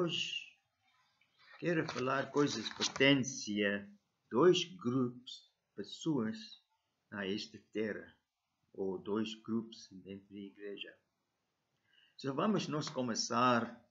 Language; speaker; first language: Portuguese; non-native, learner; English